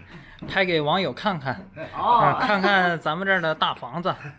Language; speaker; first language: Chinese; native; Chinese